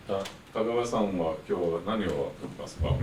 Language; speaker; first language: Japanese; non-native, fluent; English